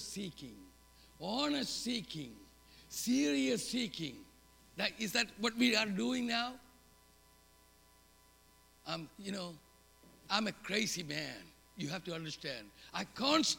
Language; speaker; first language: English; non-native, local second language; Malayalam